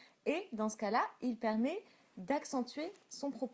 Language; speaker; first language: French; native; French